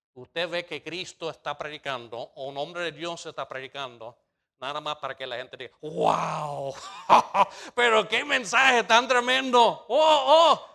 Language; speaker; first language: Spanish; non-native, fluent; English